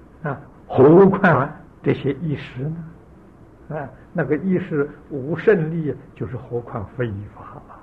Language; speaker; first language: Chinese; native; Chinese